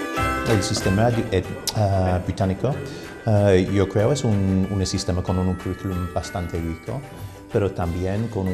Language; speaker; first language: Spanish; non-native, fluent; English